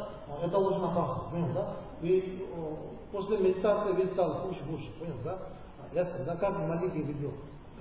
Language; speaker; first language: Russian; non-native, learner; Tibetan